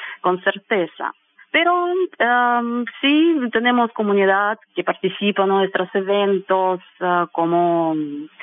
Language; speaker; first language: Spanish; non-native, fluent; Russian